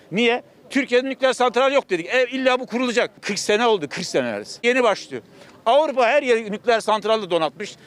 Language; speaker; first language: Turkish; native; Turkish